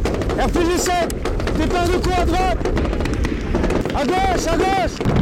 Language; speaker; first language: French; native; French